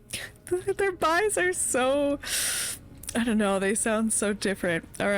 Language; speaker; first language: English; native; English